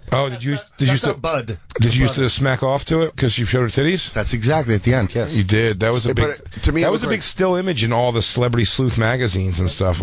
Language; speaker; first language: English; native; English